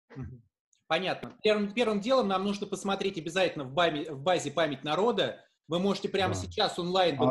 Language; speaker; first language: Russian; native; Russian